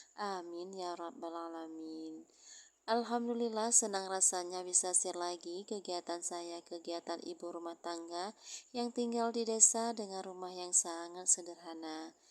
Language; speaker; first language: Indonesian; non-native, local second language; Achinese